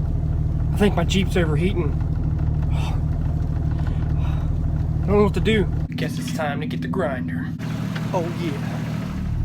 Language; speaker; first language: English; native; English